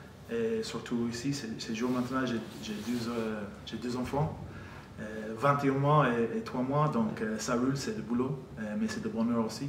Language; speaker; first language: French; non-native, fluent; English